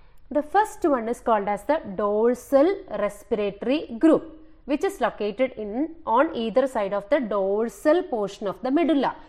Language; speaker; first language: English; non-native, local second language; Malayalam